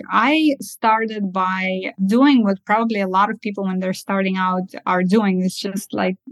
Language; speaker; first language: English; early bilingual, other home language; Russian